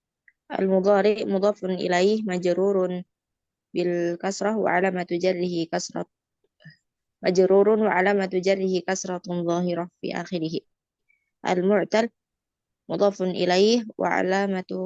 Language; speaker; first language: Arabic; non-native, learner; Indonesian